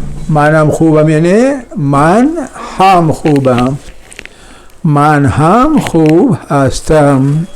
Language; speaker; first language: Persian; non-native, fluent; Urdu